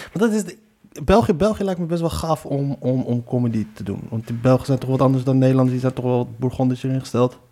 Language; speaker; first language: Dutch; early bilingual, other home language; Arabic